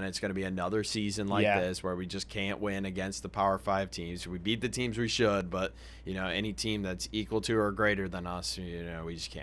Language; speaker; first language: English; native; English